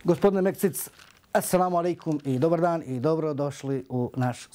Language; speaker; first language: Croatian; native; Croatian